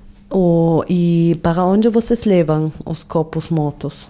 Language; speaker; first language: Portuguese; non-native, fluent; German